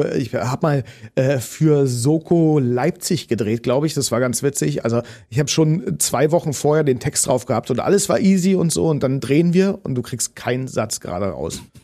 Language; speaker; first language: German; native; German